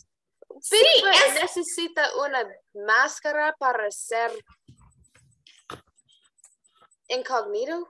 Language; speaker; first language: Spanish; non-native, learner; English